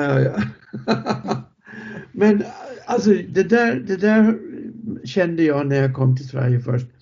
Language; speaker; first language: Swedish; non-native, fluent; English